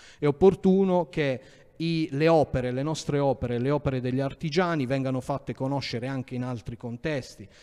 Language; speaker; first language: Italian; native; Italian